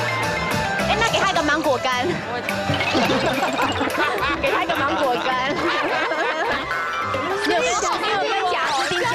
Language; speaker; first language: Chinese; native; Chinese